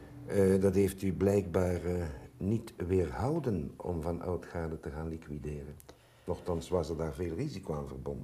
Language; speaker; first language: Dutch; native; Dutch